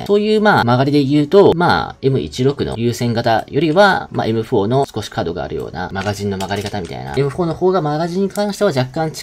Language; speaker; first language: Japanese; native; Japanese